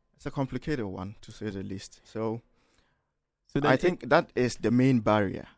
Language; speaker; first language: English; non-native, local second language; Akan